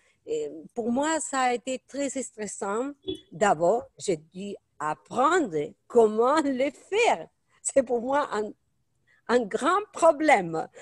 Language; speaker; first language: French; non-native, fluent; Spanish